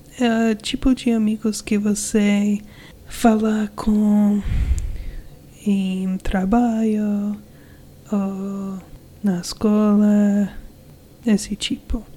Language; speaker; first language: Portuguese; non-native, learner; English